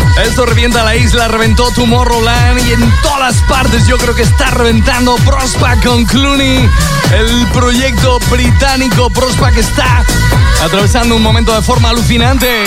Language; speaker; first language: Spanish; native; Spanish